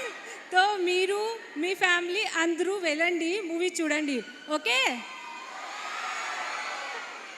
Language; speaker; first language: Telugu; non-native, learner; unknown